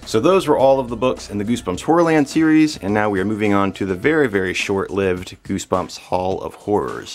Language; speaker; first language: English; native; English